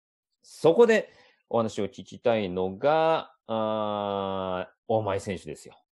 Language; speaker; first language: Japanese; native; Japanese